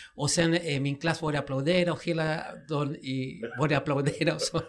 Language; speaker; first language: Swedish; non-native, fluent; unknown